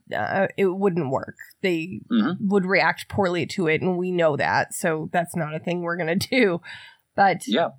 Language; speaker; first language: English; native; English